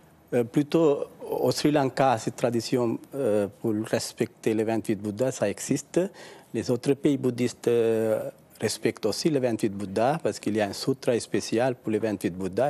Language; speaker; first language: French; non-native, learner; Sinhala